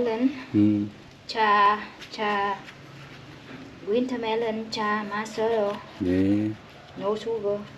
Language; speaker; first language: Korean; non-native, learner; Vietnamese